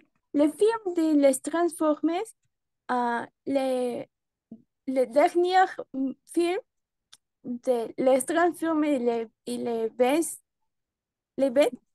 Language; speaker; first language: French; non-native, learner; Spanish